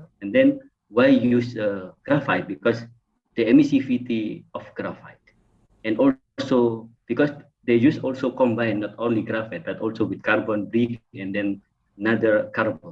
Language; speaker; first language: English; non-native, fluent; Indonesian